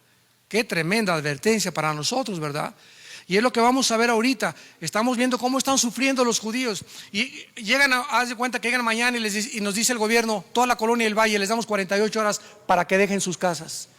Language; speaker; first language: Spanish; native; Spanish